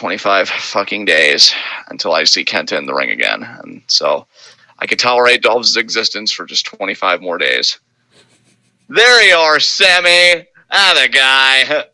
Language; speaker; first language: English; native; English